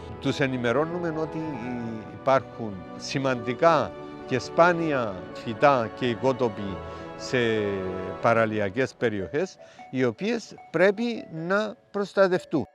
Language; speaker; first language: Greek; native; Greek